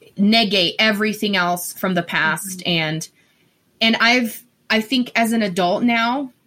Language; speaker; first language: English; non-native, fluent; Portuguese